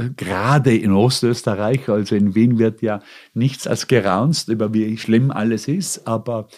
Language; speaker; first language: German; native; German